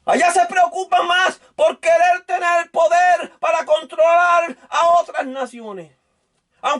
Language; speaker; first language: Spanish; native; Spanish